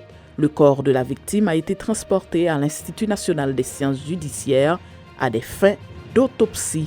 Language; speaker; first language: French; non-native, local second language; Haitian Creole